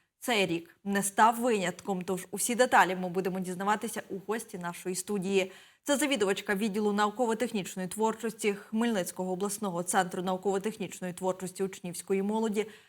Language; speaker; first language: Ukrainian; native; Ukrainian